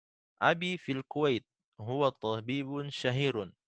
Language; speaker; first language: Arabic; non-native, fluent; Indonesian